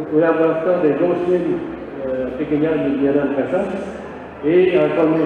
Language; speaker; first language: Spanish; non-native, learner; French